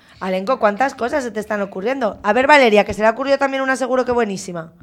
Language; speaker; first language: Spanish; native; Spanish